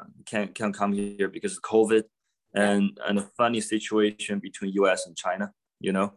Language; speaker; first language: English; non-native, fluent; Chinese